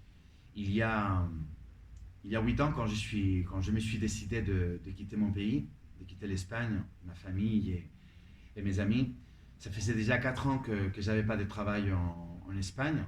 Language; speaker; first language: French; non-native, fluent; Spanish